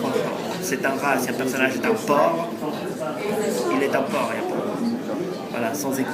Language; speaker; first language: French; non-native, fluent; Spanish